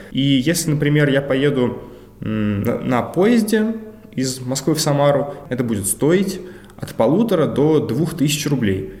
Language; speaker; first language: Russian; native; Russian